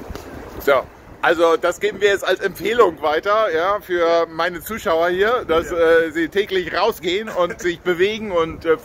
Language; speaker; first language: German; native; German